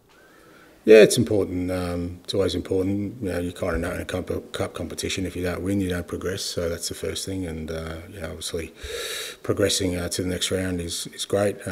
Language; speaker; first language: English; native; English